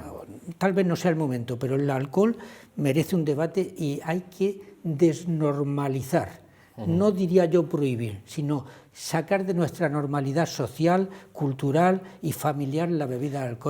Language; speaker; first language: Spanish; native; Spanish